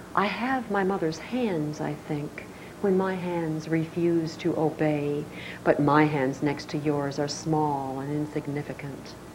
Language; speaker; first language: English; native; English